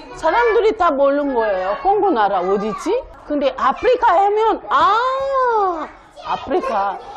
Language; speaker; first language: Korean; non-native, learner; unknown